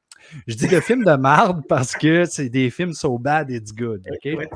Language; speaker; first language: French; native; French